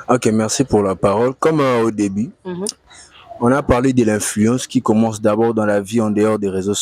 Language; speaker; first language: French; non-native, local second language; Lingala